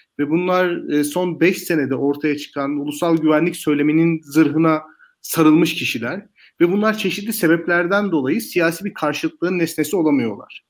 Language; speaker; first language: Turkish; native; Turkish